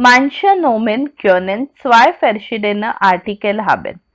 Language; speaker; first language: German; non-native, learner; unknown